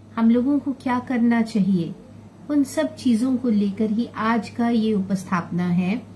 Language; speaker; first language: Hindi; non-native, local second language; Bangla